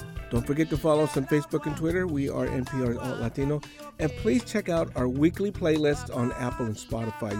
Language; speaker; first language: English; native; English